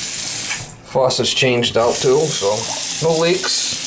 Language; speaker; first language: English; native; English